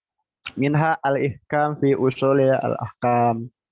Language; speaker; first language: Arabic; non-native, learner; Indonesian